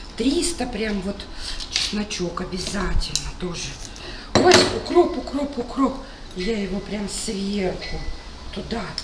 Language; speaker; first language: Russian; native; Russian